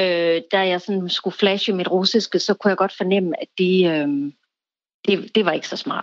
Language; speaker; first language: Danish; native; Danish